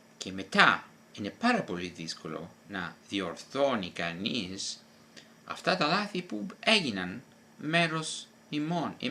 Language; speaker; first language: Greek; non-native, fluent; Italian